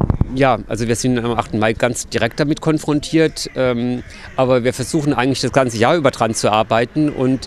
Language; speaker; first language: German; native; German